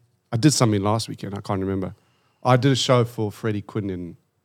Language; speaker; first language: English; native; English